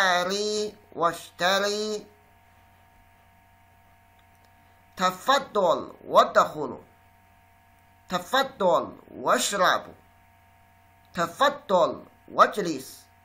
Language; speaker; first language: Arabic; non-native, learner; Chinese